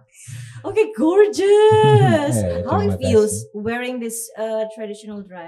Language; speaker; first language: English; non-native, learner; Indonesian